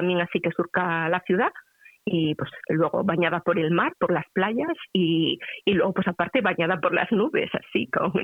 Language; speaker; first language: Spanish; native; Spanish